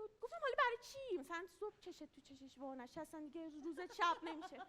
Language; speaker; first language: Persian; native; Persian